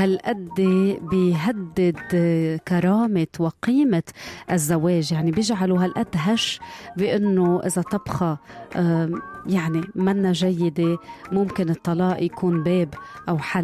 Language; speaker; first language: Arabic; native; Arabic